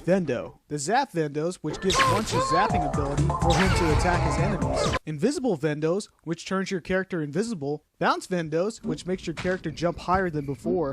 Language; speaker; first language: English; non-native, fluent; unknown